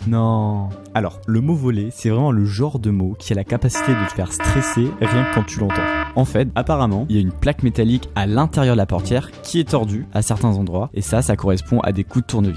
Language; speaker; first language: French; native; French